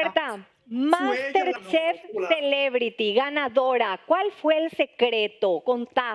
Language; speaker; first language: Spanish; native; Spanish